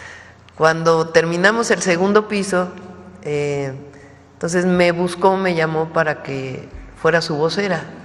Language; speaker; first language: Spanish; native; Spanish